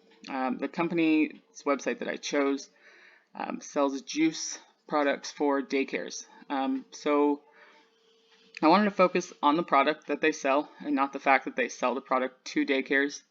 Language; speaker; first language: English; native; English